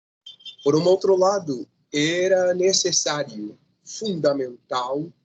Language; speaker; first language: Portuguese; non-native, fluent; Spanish